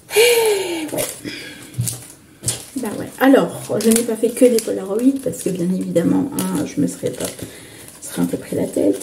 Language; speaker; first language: French; native; French